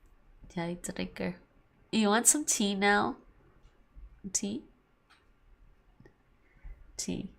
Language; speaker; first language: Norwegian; non-native, learner; English